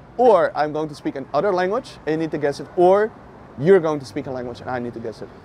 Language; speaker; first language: English; non-native, fluent; Dutch